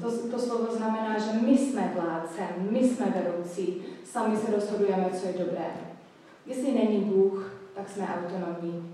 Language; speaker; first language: Czech; non-native, fluent; English